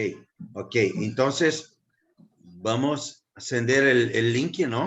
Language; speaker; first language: Spanish; non-native, learner; Portuguese